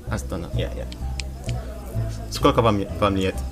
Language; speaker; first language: Russian; non-native, learner; Indonesian